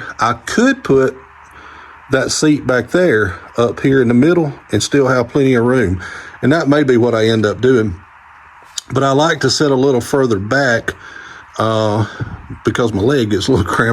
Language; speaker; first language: English; native; English